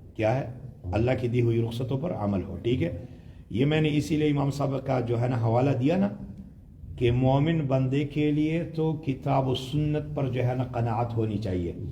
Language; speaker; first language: Urdu; non-native, local second language; Pashto